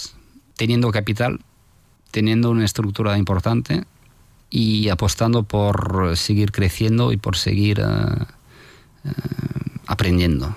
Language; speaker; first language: Spanish; non-native, fluent; French